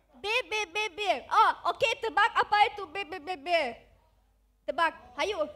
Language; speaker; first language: Indonesian; non-native, learner; German